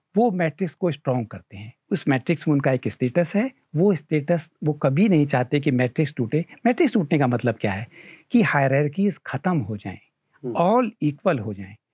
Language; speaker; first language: Hindi; native; Hindi